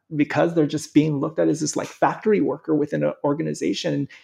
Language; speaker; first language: English; native; English